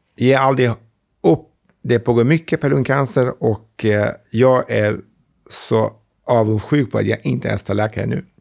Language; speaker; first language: Swedish; non-native, fluent; Kurdish